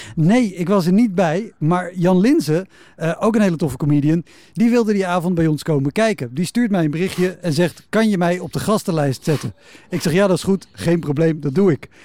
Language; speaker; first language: Dutch; native; Dutch